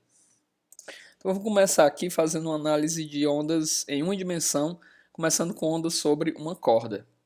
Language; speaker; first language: Portuguese; native; Portuguese